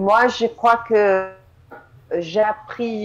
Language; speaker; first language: French; non-native, fluent; Portuguese